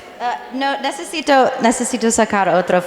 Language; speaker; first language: Spanish; non-native, learner; English